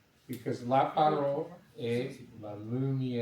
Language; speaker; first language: French; non-native, learner; English